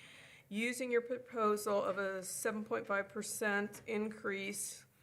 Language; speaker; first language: English; native; English